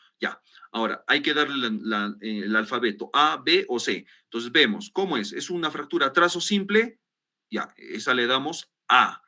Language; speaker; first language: Spanish; native; Spanish